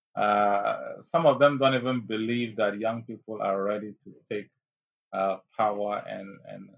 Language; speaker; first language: English; non-native, local second language; Ewe